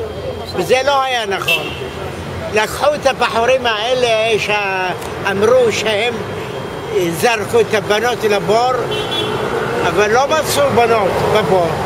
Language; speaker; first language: Hebrew; early bilingual, other home language; Arabic